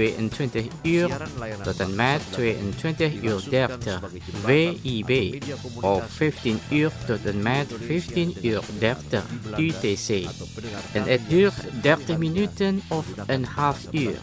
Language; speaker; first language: Dutch; non-native, learner; Indonesian